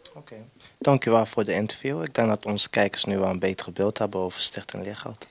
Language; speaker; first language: Dutch; native; Dutch